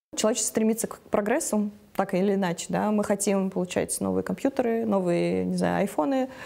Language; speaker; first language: Russian; native; Russian